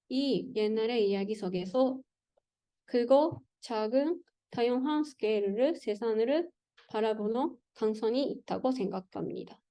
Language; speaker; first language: Korean; non-native, learner; Japanese